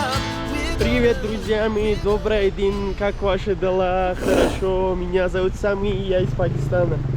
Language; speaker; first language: Russian; non-native, learner; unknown